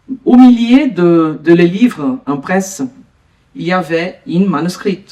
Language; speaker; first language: French; non-native, learner; Portuguese